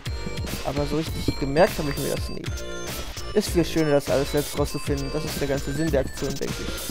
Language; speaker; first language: German; native; German